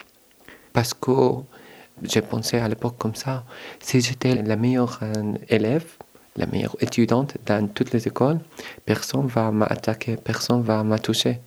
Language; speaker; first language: French; non-native, learner; Arabic